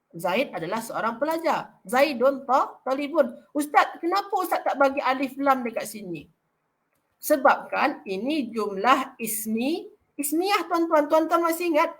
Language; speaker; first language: Malay; native; Malay